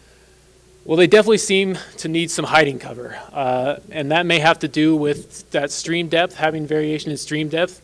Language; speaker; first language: English; native; English